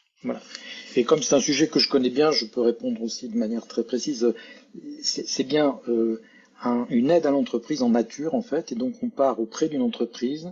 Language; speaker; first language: French; native; French